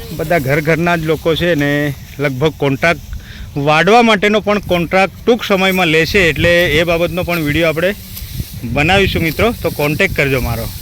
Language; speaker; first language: Gujarati; non-native, local second language; Bhili